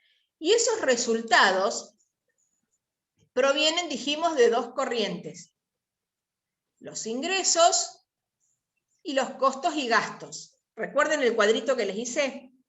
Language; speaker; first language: Spanish; native; Spanish